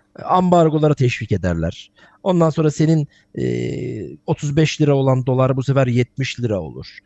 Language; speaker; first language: Turkish; native; Turkish